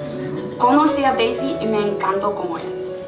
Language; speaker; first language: Spanish; non-native, fluent; English